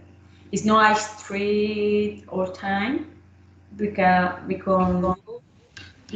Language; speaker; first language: English; non-native, learner; Spanish